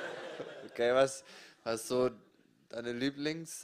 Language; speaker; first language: German; native; German